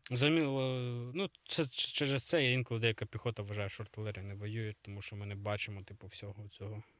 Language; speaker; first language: Ukrainian; native; Ukrainian